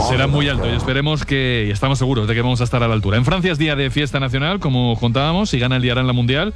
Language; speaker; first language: Spanish; native; Spanish